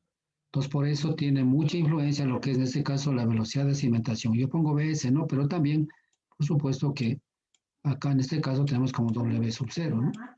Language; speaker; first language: Spanish; native; Spanish